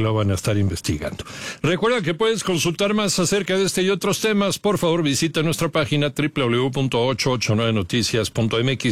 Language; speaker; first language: Spanish; native; Spanish